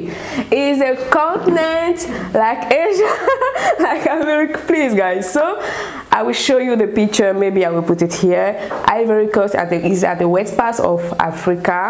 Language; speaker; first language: English; non-native, local second language; French